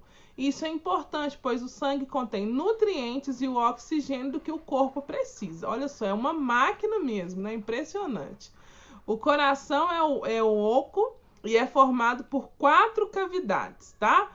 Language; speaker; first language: Portuguese; native; Portuguese